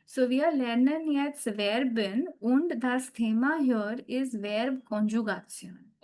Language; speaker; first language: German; non-native, fluent; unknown